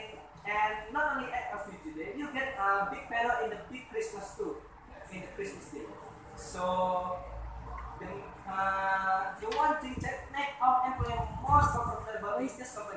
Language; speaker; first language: English; non-native, learner; Indonesian